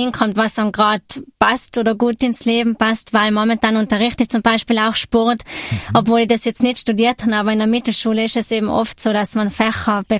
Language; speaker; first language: German; native; German